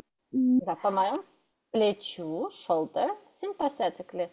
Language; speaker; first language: Russian; native; Russian